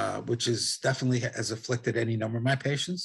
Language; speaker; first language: English; non-native, fluent; Italian